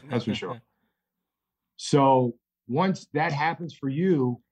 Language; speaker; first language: English; native; English